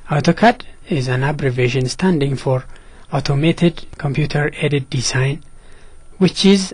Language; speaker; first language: English; non-native, local second language; Amharic